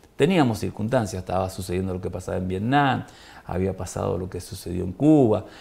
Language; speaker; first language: Spanish; native; Spanish